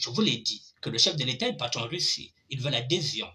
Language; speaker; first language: French; non-native, local second language; Lingala